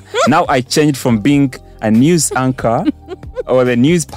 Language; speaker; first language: English; non-native, local second language; Ganda